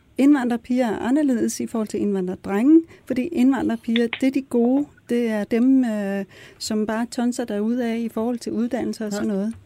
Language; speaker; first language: Danish; early bilingual, other home language; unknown